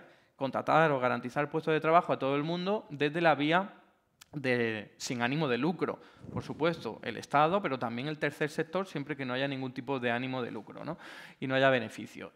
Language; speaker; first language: Spanish; native; Spanish